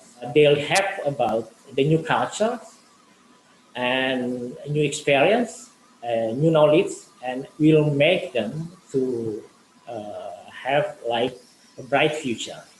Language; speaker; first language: English; non-native, learner; Indonesian